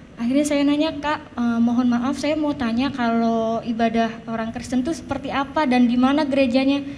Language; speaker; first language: Indonesian; native; Indonesian